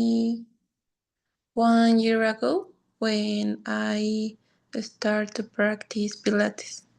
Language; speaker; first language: English; non-native, learner; Spanish